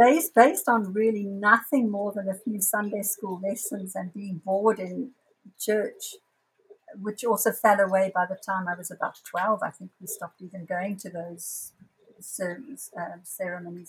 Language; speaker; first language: English; native; English